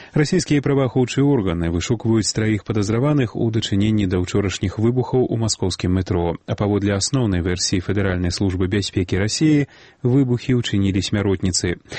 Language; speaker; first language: Belarusian; native; Belarusian